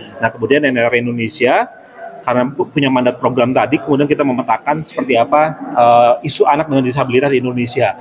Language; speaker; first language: Indonesian; native; Indonesian